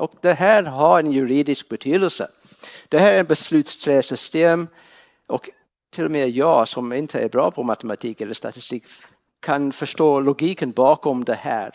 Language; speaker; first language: Swedish; non-native, fluent; English